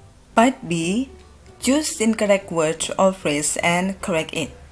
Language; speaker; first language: English; non-native, fluent; Indonesian